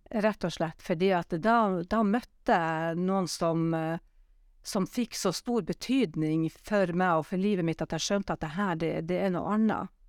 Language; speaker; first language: Norwegian; native; Norwegian